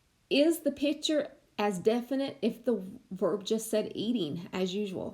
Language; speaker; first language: English; native; English